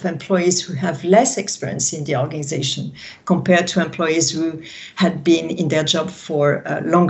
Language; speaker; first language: English; non-native, fluent; French